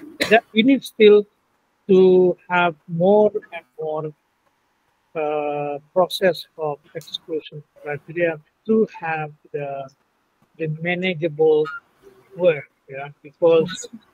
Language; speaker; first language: English; non-native, fluent; Indonesian